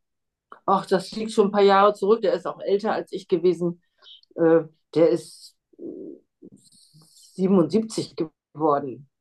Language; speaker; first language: German; native; German